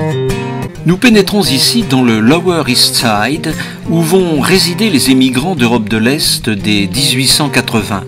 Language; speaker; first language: French; non-native, fluent; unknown